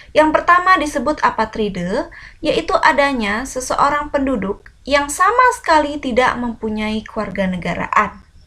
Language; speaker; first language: Indonesian; native; Indonesian